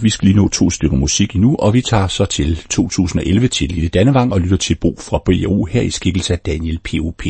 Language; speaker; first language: Danish; native; Danish